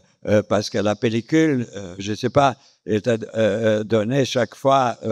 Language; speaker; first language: French; non-native, fluent; Romanian